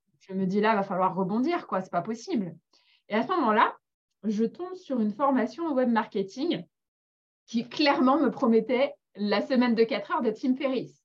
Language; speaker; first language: French; native; French